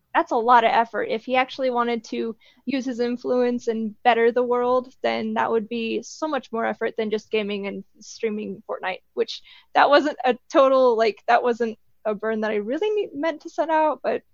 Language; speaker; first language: English; native; English